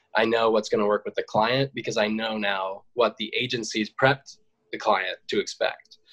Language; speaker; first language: English; native; English